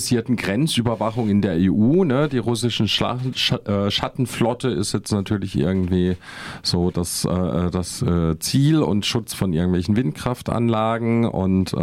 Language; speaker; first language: German; native; German